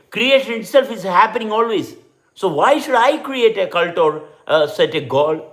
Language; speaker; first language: English; non-native, local second language; Malayalam